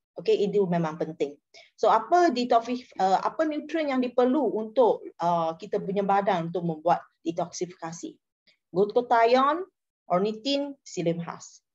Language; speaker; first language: Malay; non-native, local second language; Chinese